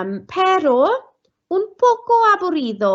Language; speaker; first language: Spanish; non-native, fluent; Welsh